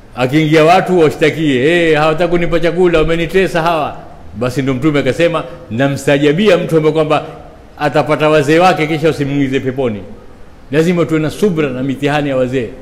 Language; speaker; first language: Swahili; native; Swahili